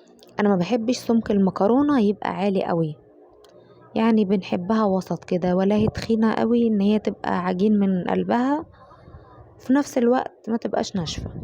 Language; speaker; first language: Arabic; native; Arabic